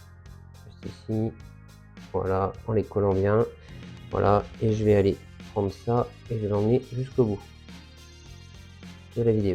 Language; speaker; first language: French; native; French